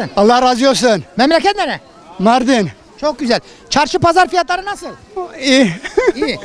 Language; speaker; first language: Turkish; native; Turkish